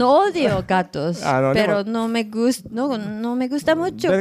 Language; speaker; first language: Spanish; non-native, learner; Japanese